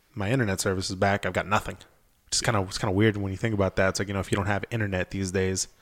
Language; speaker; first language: English; early bilingual, other home language; Spanish